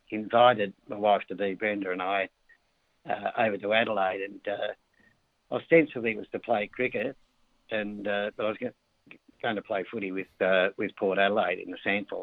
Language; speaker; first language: English; native; English